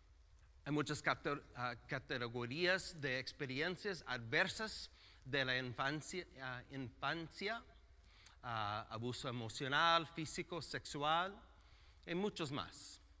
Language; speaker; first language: Spanish; non-native, fluent; English